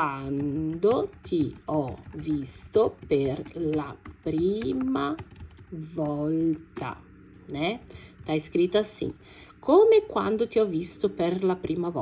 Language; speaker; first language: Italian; non-native, fluent; Portuguese